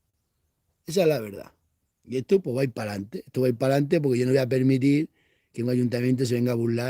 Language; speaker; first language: Spanish; native; Spanish